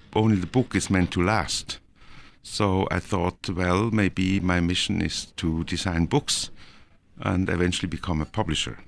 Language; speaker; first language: English; non-native, fluent; Norwegian